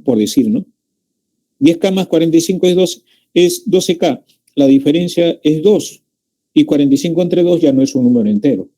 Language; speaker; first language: Spanish; native; Spanish